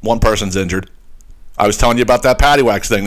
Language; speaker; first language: English; native; English